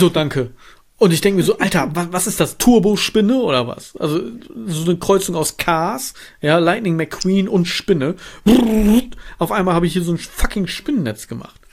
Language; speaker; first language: German; native; German